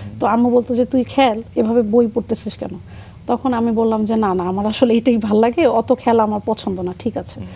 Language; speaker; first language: Bangla; native; Bangla